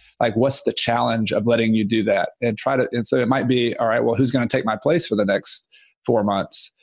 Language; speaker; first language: English; native; English